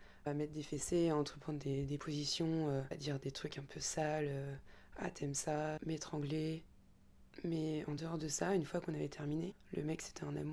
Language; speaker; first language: French; native; French